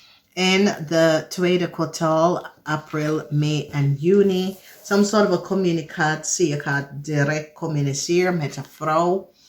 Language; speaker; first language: Dutch; non-native, fluent; English